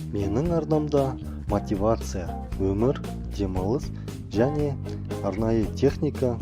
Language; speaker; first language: Kazakh; non-native, local second language; Russian